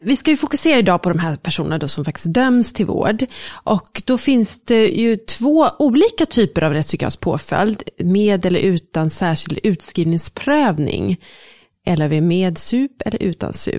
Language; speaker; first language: Swedish; native; Swedish